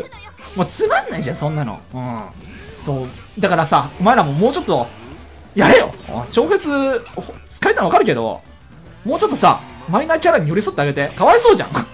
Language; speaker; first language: Japanese; native; Japanese